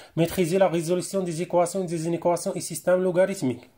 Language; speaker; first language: French; non-native, local second language; Arabic